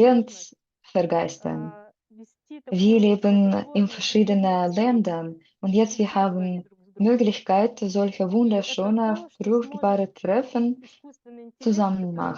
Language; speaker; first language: German; non-native, learner; Russian